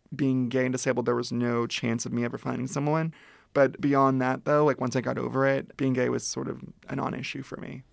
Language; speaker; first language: English; native; English